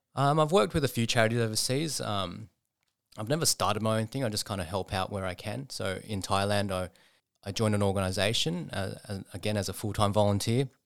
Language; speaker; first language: English; native; English